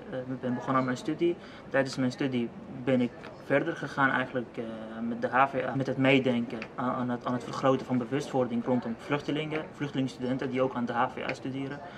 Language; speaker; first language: Dutch; non-native, fluent; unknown